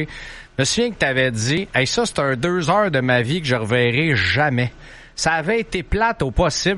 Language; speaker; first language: French; native; French